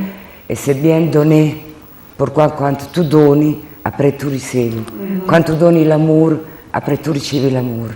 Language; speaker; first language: French; non-native, learner; Italian